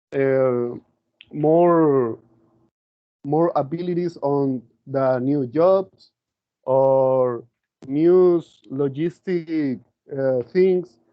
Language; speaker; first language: English; non-native, learner; Spanish